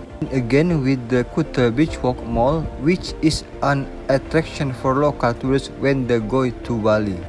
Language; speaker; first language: English; non-native, local second language; Indonesian